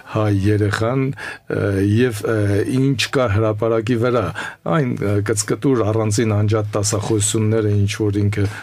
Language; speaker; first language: Armenian; native; Armenian